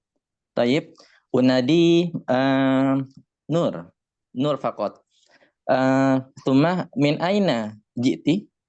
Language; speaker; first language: Arabic; non-native, learner; Indonesian